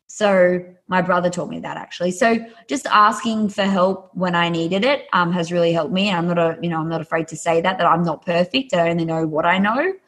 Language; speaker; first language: English; native; English